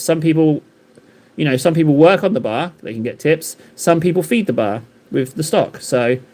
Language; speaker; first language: English; native; English